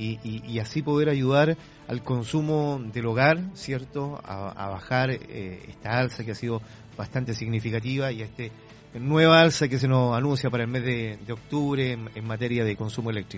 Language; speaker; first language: Spanish; native; Spanish